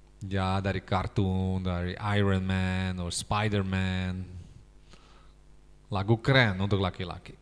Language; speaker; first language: Indonesian; non-native, fluent; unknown